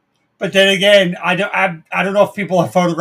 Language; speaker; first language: English; native; English